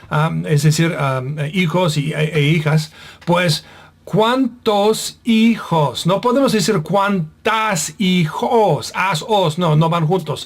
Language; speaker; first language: Spanish; non-native, fluent; English